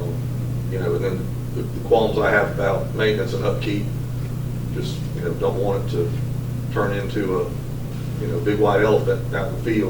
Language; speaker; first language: English; native; English